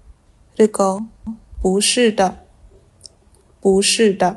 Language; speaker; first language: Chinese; non-native, fluent; Khmer